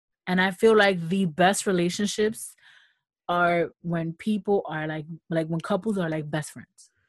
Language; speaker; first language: English; native; English